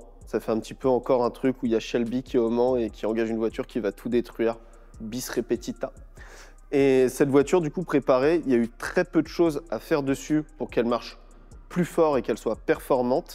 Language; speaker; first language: French; native; French